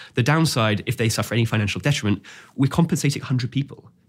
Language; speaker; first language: English; native; English